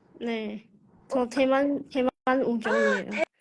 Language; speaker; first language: Korean; non-native, fluent; Chinese